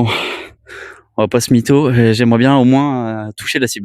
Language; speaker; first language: French; native; French